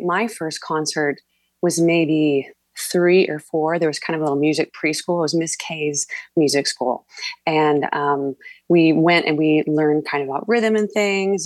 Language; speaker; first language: English; native; English